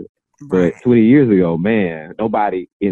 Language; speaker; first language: English; native; English